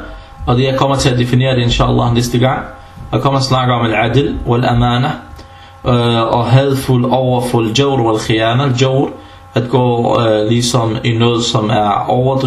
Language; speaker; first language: Danish; early bilingual, other home language; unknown